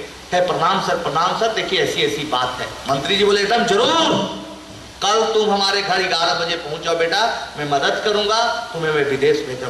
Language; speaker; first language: Hindi; native; Hindi